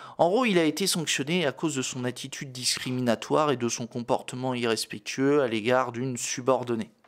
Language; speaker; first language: French; native; French